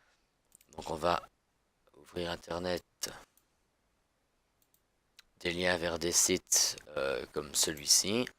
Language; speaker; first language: French; native; French